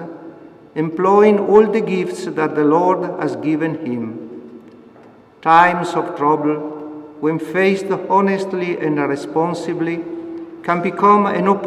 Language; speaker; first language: English; non-native, fluent; Italian